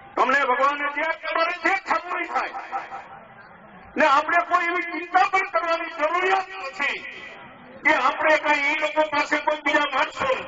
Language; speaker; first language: Gujarati; native; Gujarati